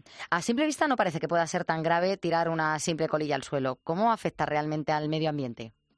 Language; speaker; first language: Spanish; native; Spanish